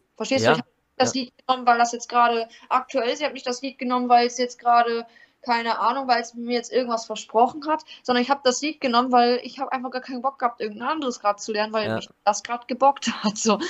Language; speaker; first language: German; native; German